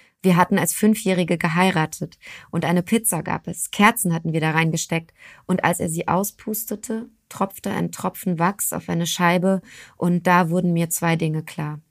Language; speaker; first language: German; early bilingual, other home language; Turkish